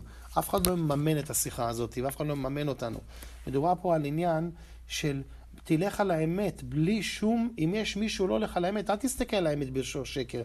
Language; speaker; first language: Hebrew; native; Hebrew